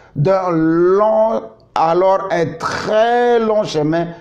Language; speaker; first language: French; non-native, local second language; Lingala